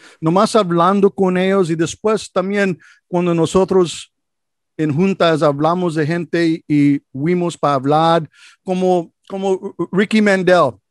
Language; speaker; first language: Spanish; non-native, learner; English